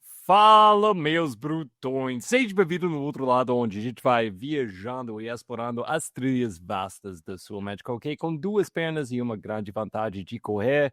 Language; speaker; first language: Portuguese; non-native, fluent; English